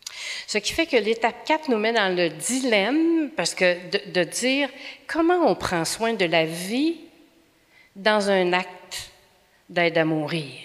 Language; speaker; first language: French; native; French